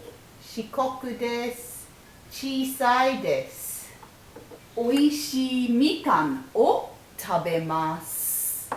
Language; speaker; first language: Japanese; non-native, fluent; English